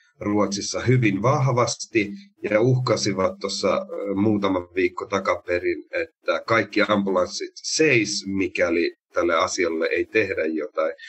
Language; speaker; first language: Finnish; native; Finnish